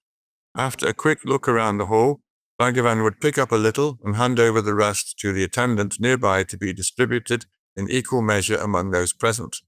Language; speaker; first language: English; native; English